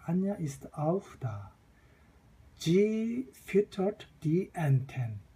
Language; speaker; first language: German; non-native, fluent; Korean